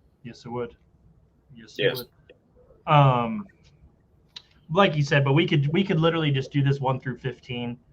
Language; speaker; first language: English; native; English